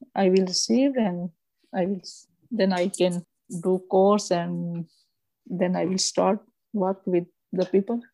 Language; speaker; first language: English; non-native, local second language; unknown